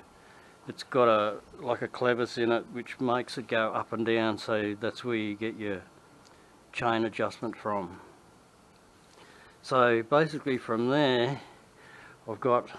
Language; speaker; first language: English; native; English